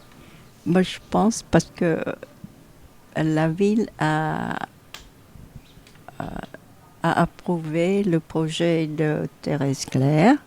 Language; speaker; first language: French; non-native, fluent; Vietnamese